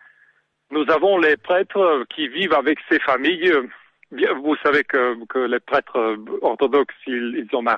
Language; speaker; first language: French; non-native, learner; Serbian